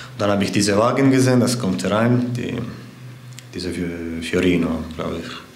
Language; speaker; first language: German; non-native, fluent; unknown